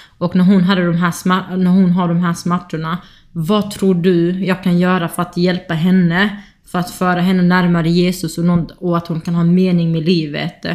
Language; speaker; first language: Swedish; early bilingual, other home language; Kurdish